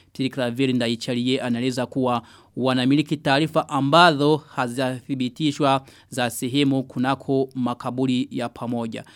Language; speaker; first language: Swahili; non-native, local second language; Rundi